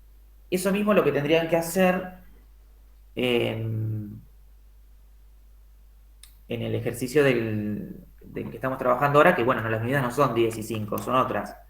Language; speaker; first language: Spanish; native; Spanish